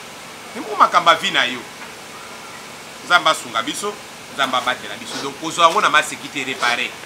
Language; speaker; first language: French; non-native, local second language; Lingala